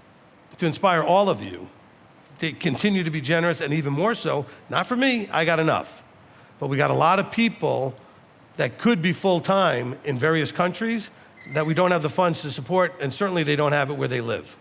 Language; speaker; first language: English; native; English